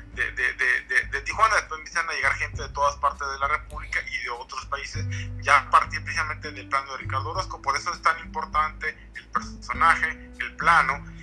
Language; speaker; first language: Spanish; native; Spanish